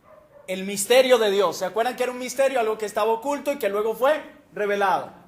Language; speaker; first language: Spanish; native; Spanish